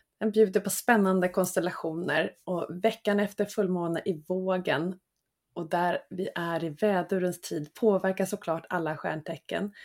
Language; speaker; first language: Swedish; native; Swedish